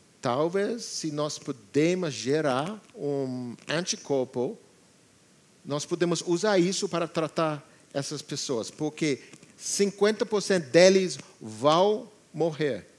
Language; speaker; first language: Portuguese; non-native, learner; English